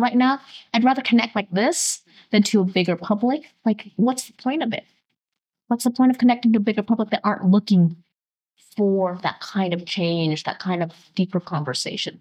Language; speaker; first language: English; early bilingual, other home language; Vietnamese